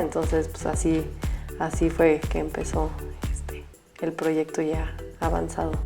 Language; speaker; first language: Spanish; native; Spanish